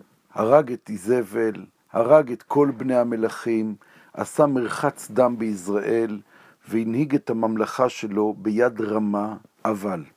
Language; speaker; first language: Hebrew; native; Hebrew